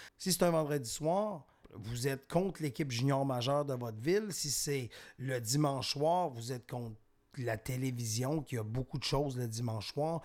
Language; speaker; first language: French; native; French